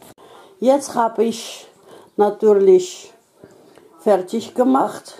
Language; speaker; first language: German; non-native, local second language; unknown